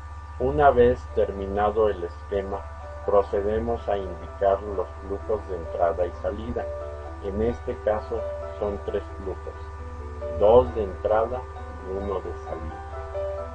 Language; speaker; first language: Spanish; native; Spanish